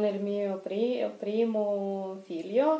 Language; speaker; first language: Italian; non-native, learner; Russian